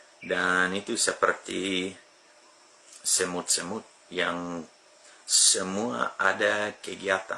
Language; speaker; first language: Indonesian; non-native, fluent; English